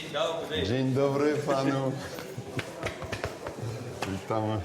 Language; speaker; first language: Polish; non-native, learner; French